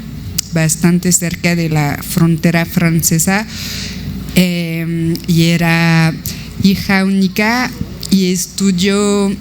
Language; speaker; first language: Spanish; non-native, fluent; French